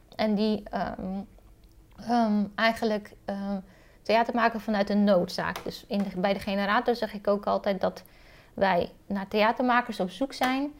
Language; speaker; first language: Dutch; early bilingual, other home language; Romanian